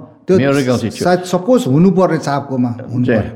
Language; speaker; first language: Nepali; native; Nepali